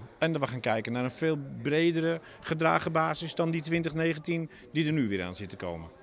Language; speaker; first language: Dutch; native; Dutch